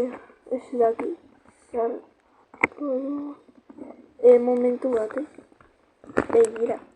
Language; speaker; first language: Basque; non-native, local second language; Spanish